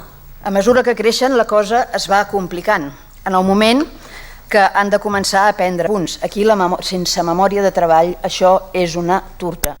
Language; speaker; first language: Catalan; native; Catalan